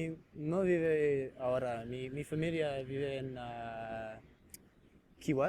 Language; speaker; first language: Spanish; non-native, learner; English